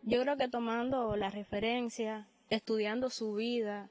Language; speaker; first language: Spanish; native; Spanish